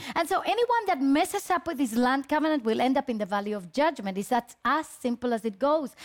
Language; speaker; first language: English; early bilingual, other home language; Spanish